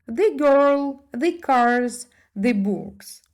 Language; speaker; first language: English; non-native, fluent; Ukrainian